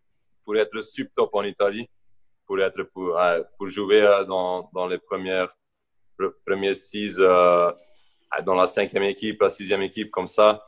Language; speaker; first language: French; non-native, local second language; Dutch